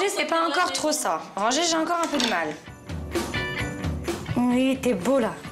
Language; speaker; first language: French; native; French